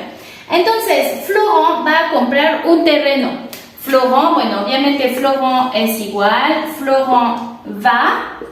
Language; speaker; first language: Spanish; non-native, fluent; French